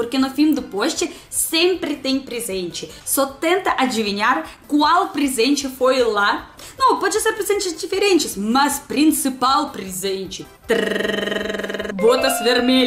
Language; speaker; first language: Portuguese; non-native, learner; Russian